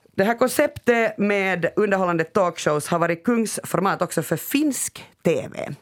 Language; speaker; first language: Swedish; native; Swedish